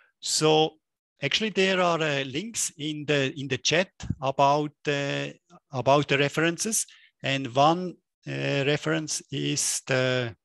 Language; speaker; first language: English; non-native, fluent; German